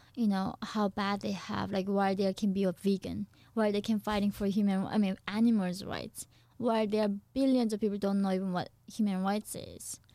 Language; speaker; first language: English; non-native, fluent; Korean